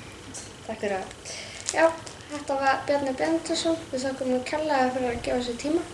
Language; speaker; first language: Icelandic; native; Icelandic